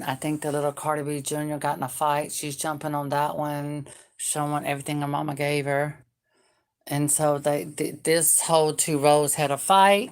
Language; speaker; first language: English; native; English